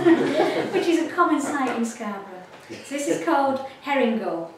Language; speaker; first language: English; native; English